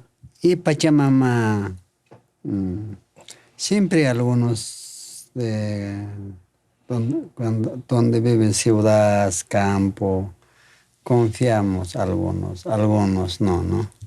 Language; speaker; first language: Spanish; non-native, local second language; Quechua